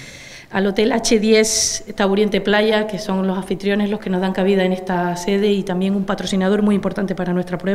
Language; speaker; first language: Spanish; native; Spanish